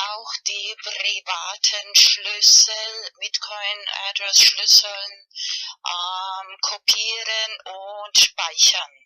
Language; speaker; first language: German; non-native, fluent; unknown